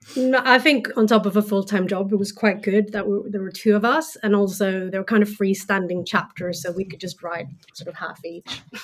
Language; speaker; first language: English; non-native, fluent; Swedish